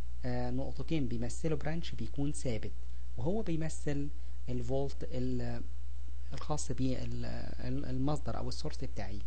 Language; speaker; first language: Arabic; native; Arabic